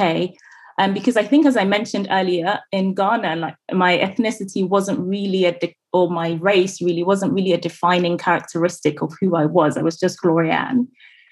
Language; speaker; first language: English; non-native, local second language; Akan